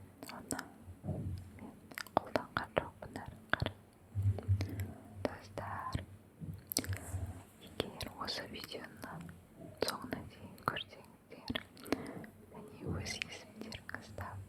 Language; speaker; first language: Kazakh; non-native, local second language; Russian